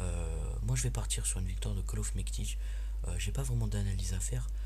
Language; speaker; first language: French; native; French